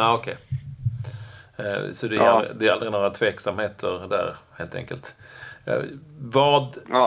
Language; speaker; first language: Swedish; native; Swedish